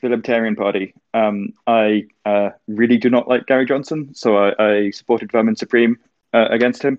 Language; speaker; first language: English; native; English